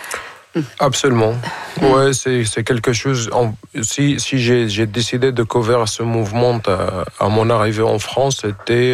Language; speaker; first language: French; non-native, fluent; Arabic